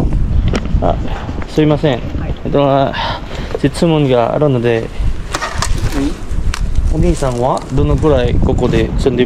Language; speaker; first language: Japanese; non-native, learner; Filipino